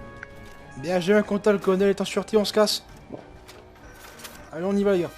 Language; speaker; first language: French; native; French